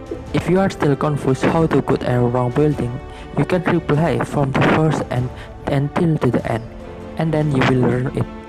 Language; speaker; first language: English; non-native, learner; Indonesian